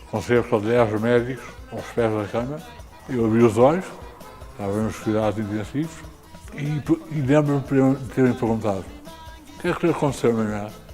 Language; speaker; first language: Portuguese; native; Portuguese